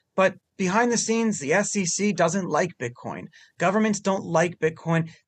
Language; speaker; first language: English; early bilingual, other home language; Hebrew